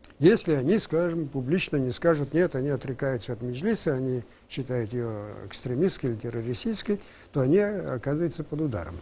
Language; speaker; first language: Russian; non-native, local second language; Crimean Tatar